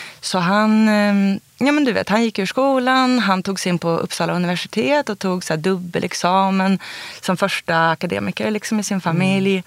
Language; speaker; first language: Swedish; native; Swedish